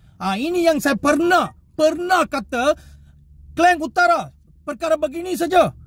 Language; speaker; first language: Malay; non-native, local second language; Tamil